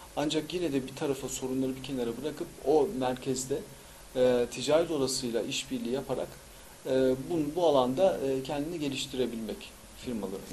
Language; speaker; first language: Turkish; early bilingual, heritage; Turkish